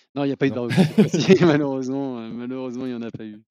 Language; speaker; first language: French; native; French